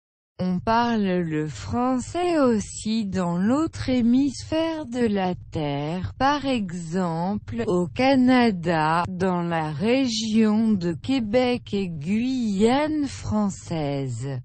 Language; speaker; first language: French; non-native, learner; Russian